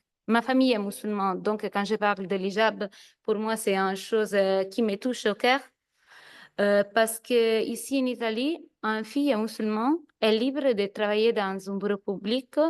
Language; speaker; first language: French; non-native, fluent; Italian